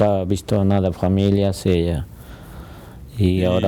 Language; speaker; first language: Spanish; non-native, local second language; Quechua